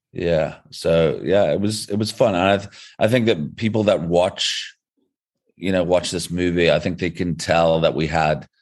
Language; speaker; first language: English; native; English